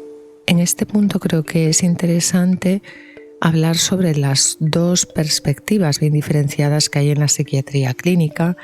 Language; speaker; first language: Spanish; native; Spanish